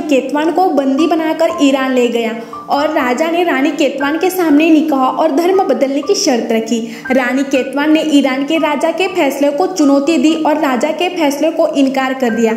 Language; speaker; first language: Hindi; native; Hindi